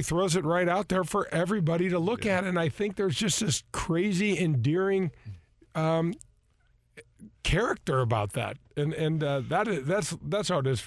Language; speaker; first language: English; native; English